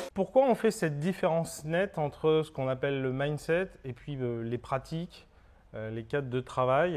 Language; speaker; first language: French; native; French